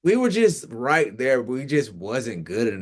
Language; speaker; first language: English; native; English